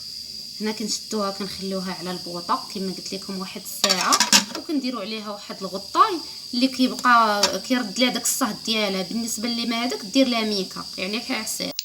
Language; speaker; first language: Arabic; native; Arabic